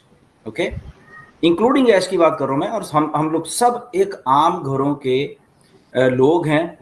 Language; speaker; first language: Hindi; native; Hindi